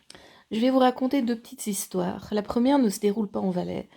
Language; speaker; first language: French; native; French